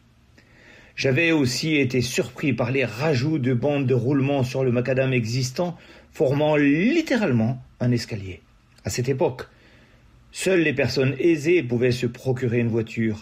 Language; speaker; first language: French; native; French